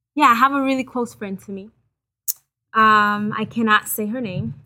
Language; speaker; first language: English; early bilingual, other home language; Haitian Creole